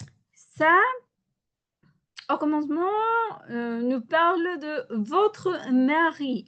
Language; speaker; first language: French; non-native, learner; Spanish